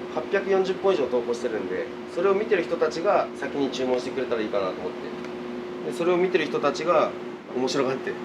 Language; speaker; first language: Japanese; native; Japanese